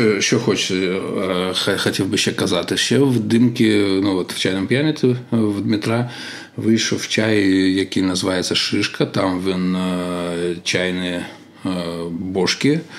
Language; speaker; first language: Ukrainian; non-native, local second language; Russian